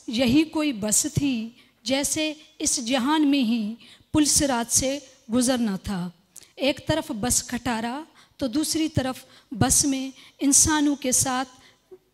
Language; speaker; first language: Urdu; non-native, local second language; Sindhi